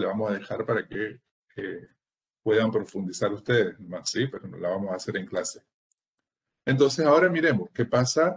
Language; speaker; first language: Spanish; native; Spanish